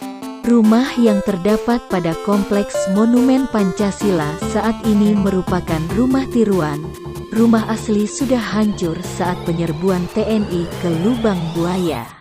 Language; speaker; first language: Indonesian; native; Indonesian